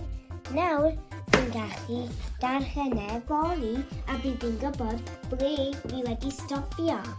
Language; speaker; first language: Welsh; non-native, local second language; English